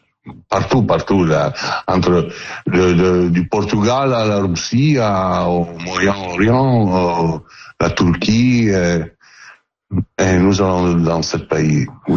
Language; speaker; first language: French; non-native, learner; Italian